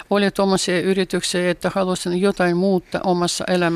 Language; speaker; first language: Finnish; non-native, fluent; Russian